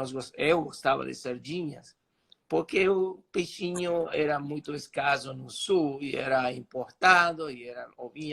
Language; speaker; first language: Portuguese; non-native, fluent; Spanish